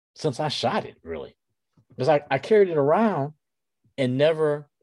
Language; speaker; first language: English; native; English